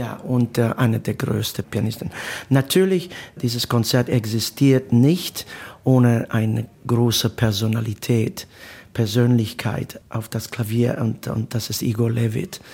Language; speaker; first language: German; non-native, learner; Italian